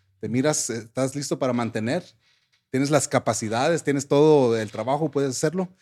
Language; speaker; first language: Spanish; early bilingual, heritage; Spanish